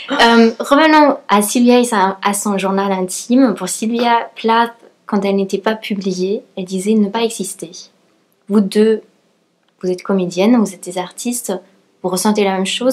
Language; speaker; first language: French; native; French